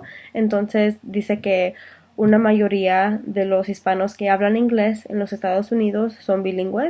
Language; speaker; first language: Spanish; early bilingual, heritage; Spanish